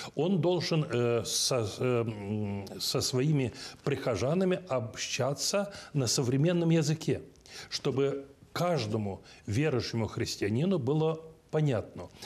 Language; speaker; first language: Russian; non-native, local second language; Romanian